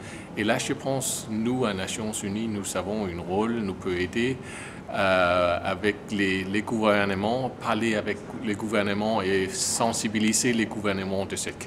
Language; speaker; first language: French; non-native, learner; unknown